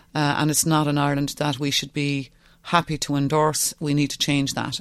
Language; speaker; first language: English; non-native, local second language; Irish